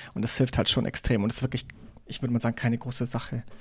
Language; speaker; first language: German; native; German